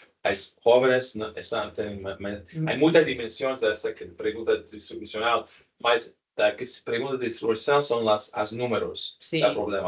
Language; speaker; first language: Portuguese; non-native, learner; Spanish